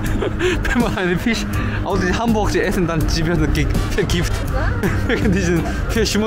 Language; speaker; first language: German; non-native, learner; Korean